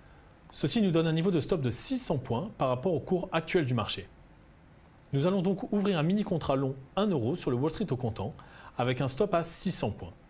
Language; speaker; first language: French; native; French